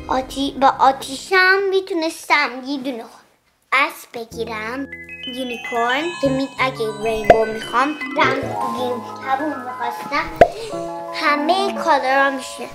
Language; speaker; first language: Persian; early bilingual, heritage; Persian